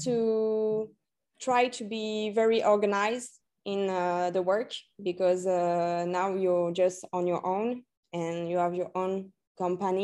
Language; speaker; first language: English; non-native, learner; French